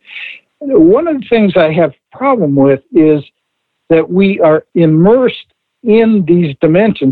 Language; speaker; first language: English; native; English